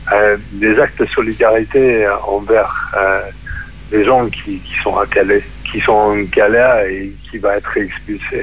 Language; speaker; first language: French; non-native, fluent; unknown